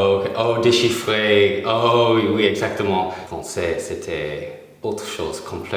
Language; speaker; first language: French; non-native, learner; English